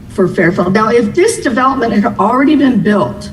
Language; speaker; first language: English; native; English